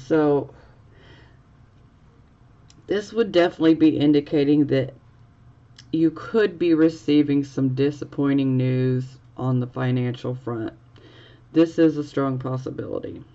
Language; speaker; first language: English; native; English